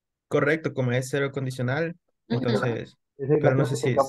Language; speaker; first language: Spanish; native; Spanish